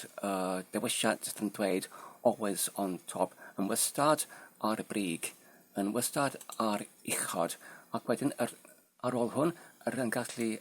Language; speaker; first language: Welsh; non-native, learner; Polish